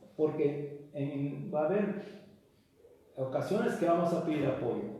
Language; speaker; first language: Spanish; early bilingual, heritage; Spanish